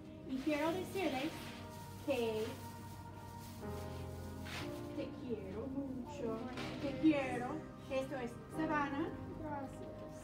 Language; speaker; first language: Spanish; non-native, fluent; English